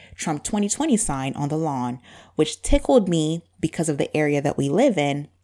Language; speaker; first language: English; non-native, local second language; Bemba